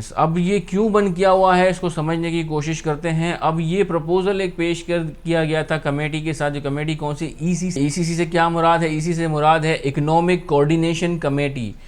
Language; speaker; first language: Urdu; non-native, local second language; Sindhi